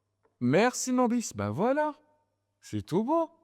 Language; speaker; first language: French; native; French